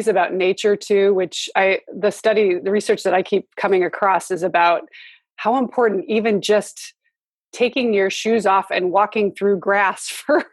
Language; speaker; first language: English; native; English